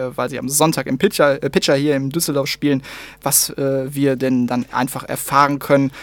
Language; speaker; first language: German; native; German